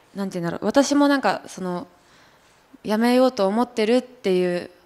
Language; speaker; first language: Japanese; native; Japanese